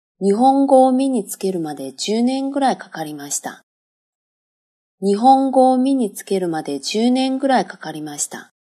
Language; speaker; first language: Japanese; non-native, fluent; Chinese